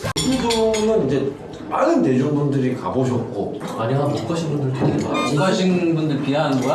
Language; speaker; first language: Korean; native; Korean